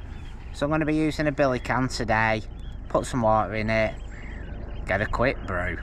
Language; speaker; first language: English; native; English